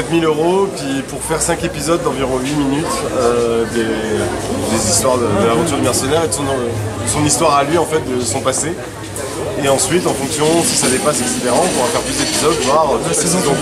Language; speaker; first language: French; native; French